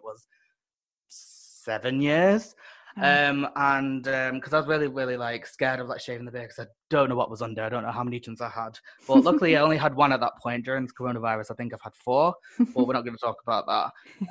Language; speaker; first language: English; native; English